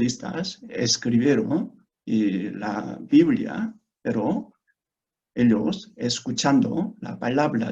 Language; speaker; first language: Spanish; non-native, fluent; Korean